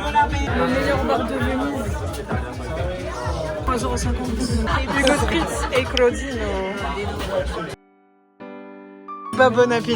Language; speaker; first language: French; native; French